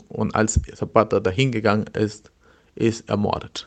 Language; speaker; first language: German; non-native, learner; Spanish